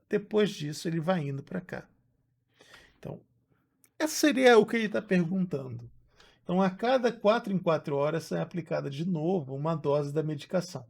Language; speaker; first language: Portuguese; native; Portuguese